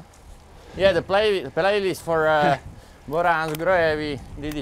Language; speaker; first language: English; non-native, fluent; Slovak